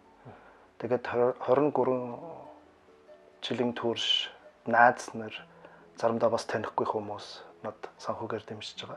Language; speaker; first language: Mongolian; non-native, fluent; German